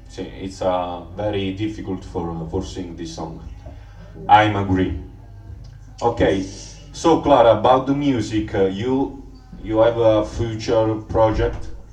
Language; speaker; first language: English; non-native, learner; Italian